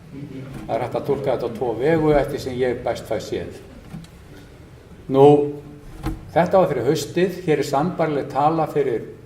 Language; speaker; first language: Icelandic; native; Icelandic